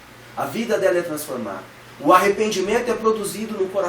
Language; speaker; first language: Portuguese; native; Portuguese